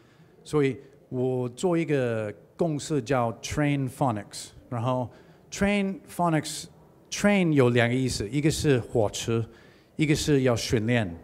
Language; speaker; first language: Chinese; non-native, learner; English